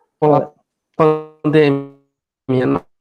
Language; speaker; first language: Spanish; non-native, learner; Portuguese